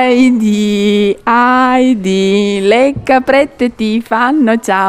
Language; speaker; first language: Italian; early bilingual, other home language; Bosnian